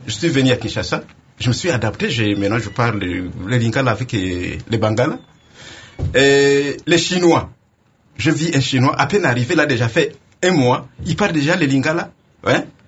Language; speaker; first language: French; non-native, local second language; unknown